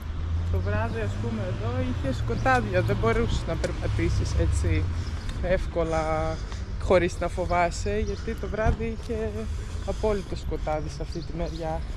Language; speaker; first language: Greek; non-native, fluent; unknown